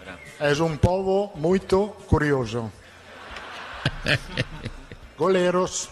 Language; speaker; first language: Portuguese; non-native, learner; Italian